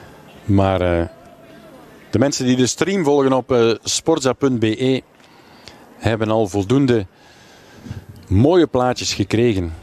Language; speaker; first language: Dutch; native; Dutch